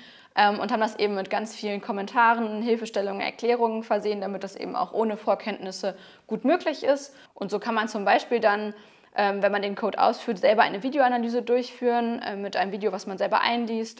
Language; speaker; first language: German; native; German